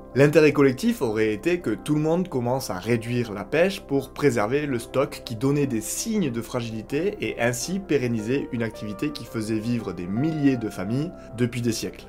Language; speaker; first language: French; native; French